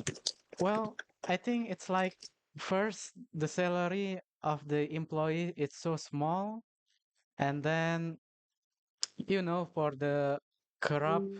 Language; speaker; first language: English; non-native, learner; Indonesian